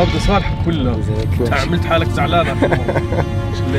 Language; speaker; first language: Arabic; native; Arabic